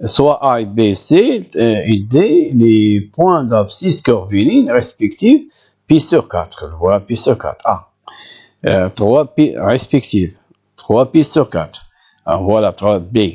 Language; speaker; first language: French; non-native, local second language; Arabic